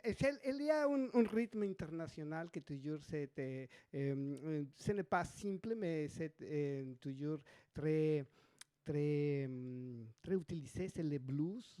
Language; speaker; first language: French; non-native, learner; Spanish